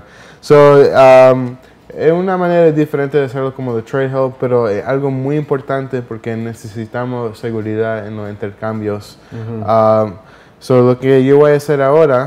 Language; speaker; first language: Spanish; early bilingual, heritage; Spanish